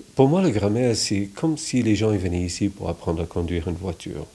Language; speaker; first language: French; non-native, fluent; English